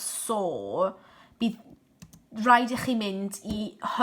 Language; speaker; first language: Welsh; non-native, local second language; English